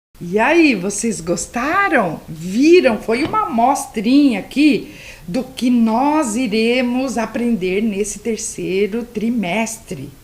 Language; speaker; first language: Portuguese; native; Portuguese